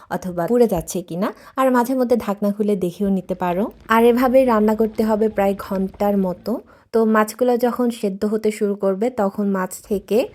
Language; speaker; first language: Bangla; non-native, local second language; Chakma